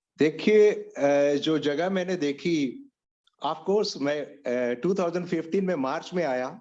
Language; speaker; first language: Hindi; non-native, local second language; Punjabi